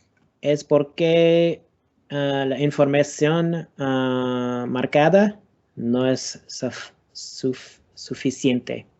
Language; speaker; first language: Spanish; non-native, learner; English